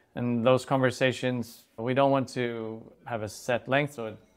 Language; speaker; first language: English; non-native, fluent; Swedish